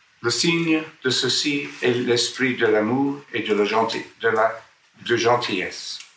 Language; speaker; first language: French; non-native, fluent; English